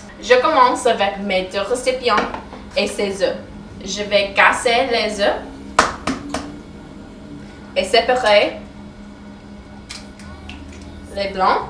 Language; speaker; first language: French; non-native, learner; English